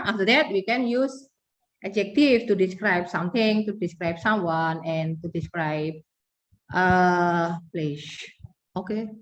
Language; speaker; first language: English; non-native, learner; Indonesian